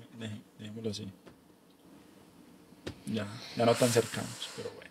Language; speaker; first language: Spanish; native; Spanish